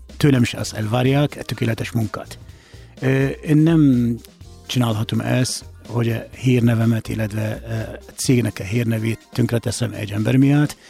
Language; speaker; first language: Hungarian; non-native, fluent; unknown